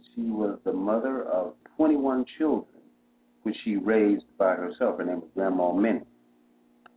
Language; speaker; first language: English; native; English